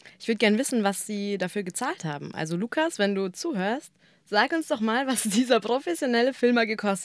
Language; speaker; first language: German; native; German